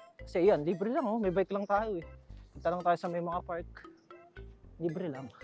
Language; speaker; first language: Filipino; native; Filipino